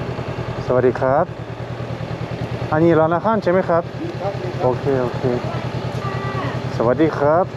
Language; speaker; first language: Thai; non-native, learner; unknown